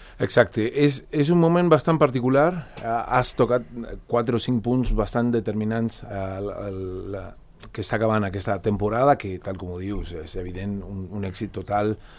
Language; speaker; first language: Catalan; non-native, fluent; Spanish